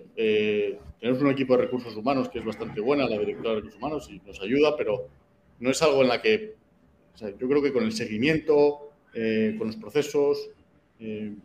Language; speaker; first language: Spanish; native; Spanish